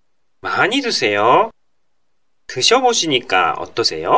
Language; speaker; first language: Korean; non-native, fluent; Japanese